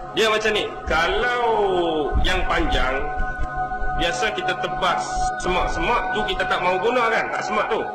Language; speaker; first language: Malay; native; Malay